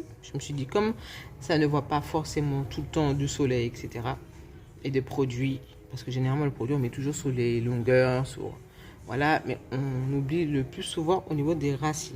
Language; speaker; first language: French; native; French